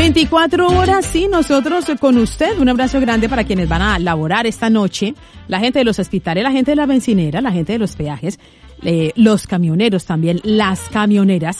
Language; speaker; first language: Spanish; native; Spanish